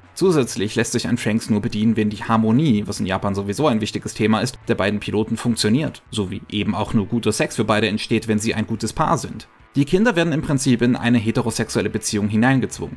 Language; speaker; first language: German; native; German